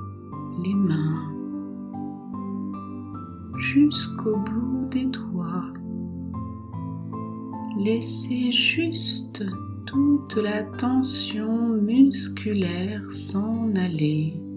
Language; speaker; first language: French; native; French